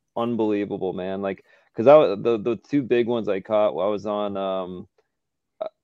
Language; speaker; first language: English; native; English